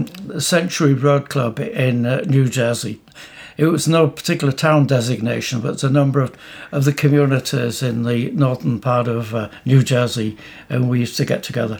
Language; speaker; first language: English; native; English